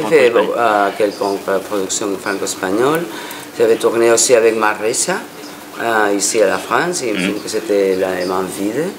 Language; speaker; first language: French; non-native, fluent; Spanish